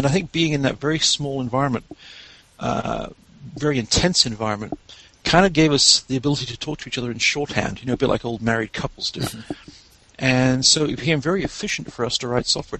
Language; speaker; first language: English; native; English